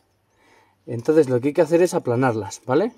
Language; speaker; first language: Spanish; native; Spanish